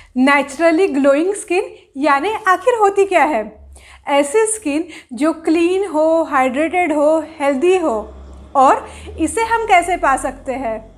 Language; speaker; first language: Hindi; non-native, local second language; Marathi